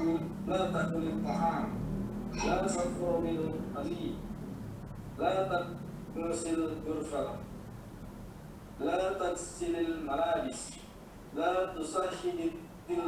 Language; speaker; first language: Arabic; non-native, learner; Indonesian